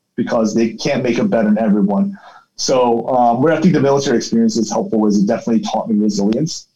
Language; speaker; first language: English; early bilingual, other home language; Chinese